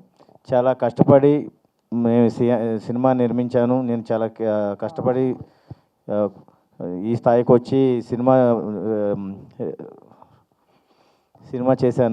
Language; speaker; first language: Telugu; native; Telugu